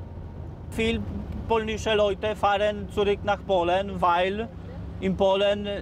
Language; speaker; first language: German; non-native, learner; Polish